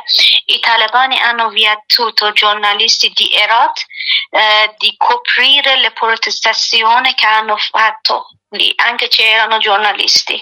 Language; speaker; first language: Italian; non-native, learner; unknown